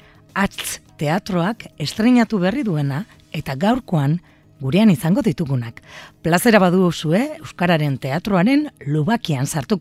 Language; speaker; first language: Basque; native; Basque